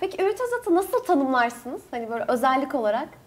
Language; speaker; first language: Turkish; native; Turkish